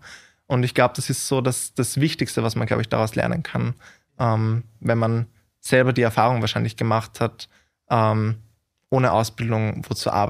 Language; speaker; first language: German; native; German